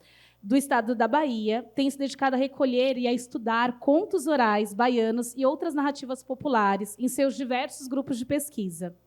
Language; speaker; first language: Portuguese; native; Portuguese